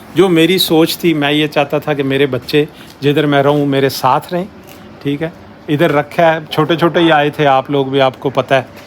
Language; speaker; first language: Urdu; non-native, local second language; Punjabi